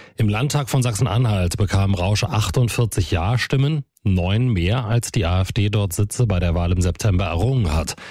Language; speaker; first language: German; native; German